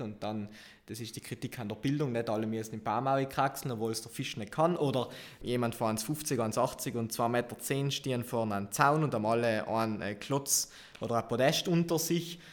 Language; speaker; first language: German; native; German